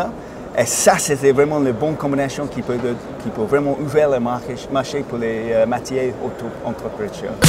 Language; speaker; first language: French; non-native, fluent; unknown